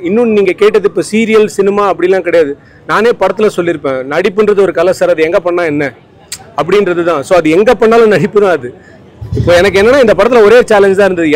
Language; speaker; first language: Tamil; native; Tamil